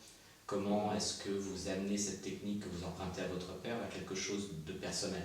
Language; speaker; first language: French; native; French